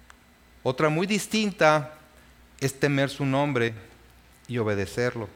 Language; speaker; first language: Spanish; native; Spanish